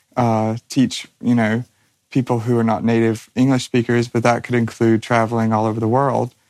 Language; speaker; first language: English; native; English